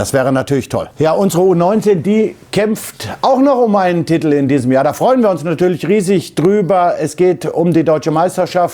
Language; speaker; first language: German; native; German